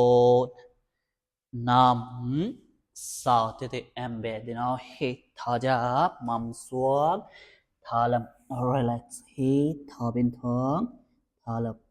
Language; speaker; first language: Vietnamese; non-native, learner; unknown